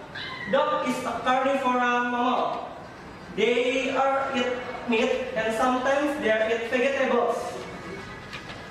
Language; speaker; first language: English; non-native, learner; Indonesian